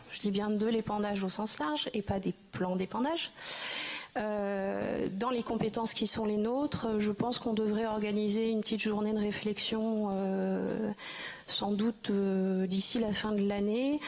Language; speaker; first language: French; native; French